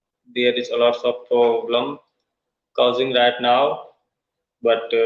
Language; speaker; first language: English; non-native, learner; Hindi